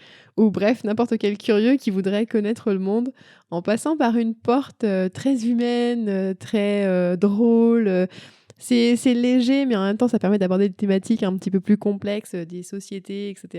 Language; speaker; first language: French; native; French